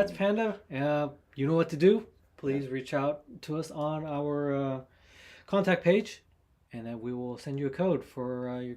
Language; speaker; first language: English; native; English